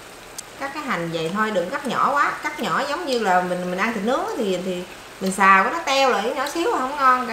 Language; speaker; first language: Vietnamese; native; Vietnamese